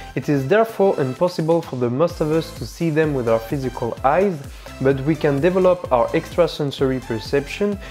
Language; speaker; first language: English; non-native, fluent; French